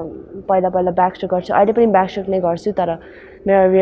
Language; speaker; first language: Nepali; early bilingual, heritage; Nepali